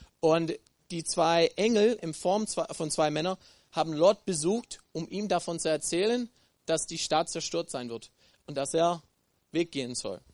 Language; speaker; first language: German; non-native, fluent; English